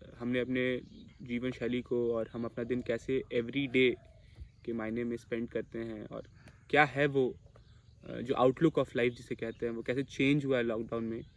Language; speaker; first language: Hindi; non-native, local second language; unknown